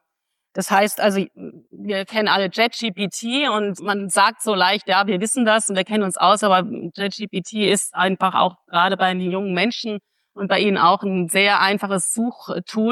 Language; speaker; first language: German; native; German